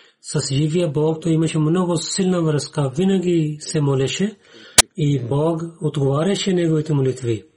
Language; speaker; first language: Bulgarian; non-native, learner; Urdu